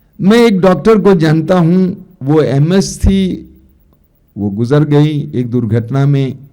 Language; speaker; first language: Hindi; non-native, local second language; Malayalam